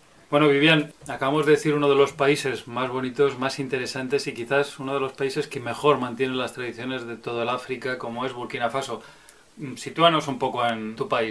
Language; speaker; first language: Spanish; native; Spanish